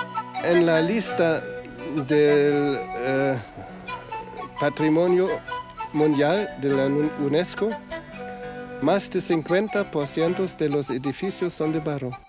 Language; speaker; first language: Spanish; non-native, fluent; German